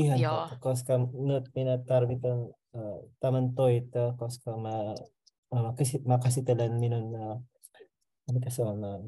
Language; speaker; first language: Finnish; non-native, learner; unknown